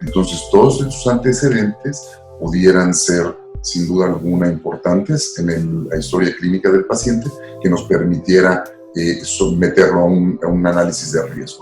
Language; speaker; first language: Spanish; native; Spanish